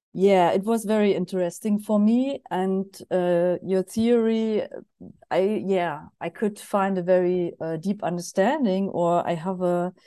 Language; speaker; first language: English; non-native, fluent; German